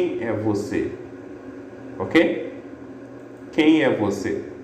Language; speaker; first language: Portuguese; non-native, fluent; Haitian Creole